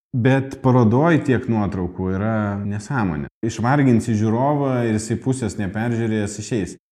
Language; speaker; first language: Lithuanian; non-native, local second language; Russian